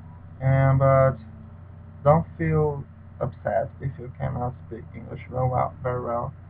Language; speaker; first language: English; non-native, learner; Portuguese